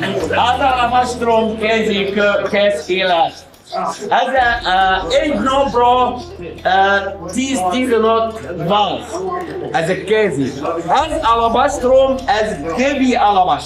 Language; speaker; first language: Hungarian; non-native, learner; Arabic